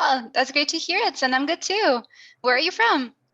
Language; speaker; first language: English; non-native, fluent; Spanish